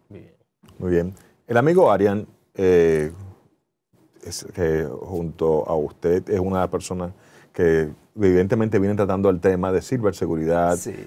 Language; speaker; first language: Spanish; native; Spanish